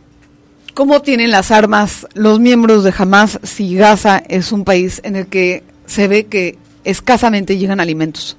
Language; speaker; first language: Spanish; native; Spanish